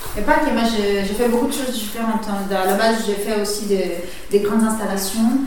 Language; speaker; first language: French; non-native, fluent; Portuguese